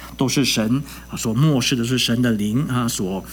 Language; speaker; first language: Chinese; non-native, local second language; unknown